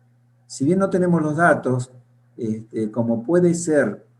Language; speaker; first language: Spanish; native; Spanish